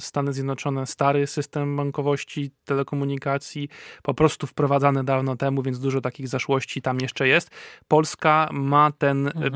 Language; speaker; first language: Polish; native; Polish